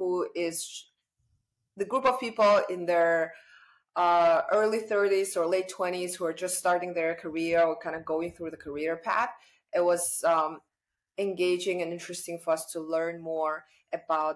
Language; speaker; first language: English; non-native, fluent; Chinese